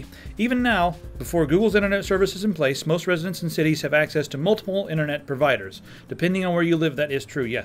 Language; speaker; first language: English; native; English